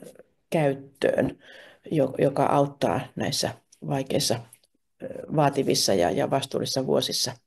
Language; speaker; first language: Finnish; native; Finnish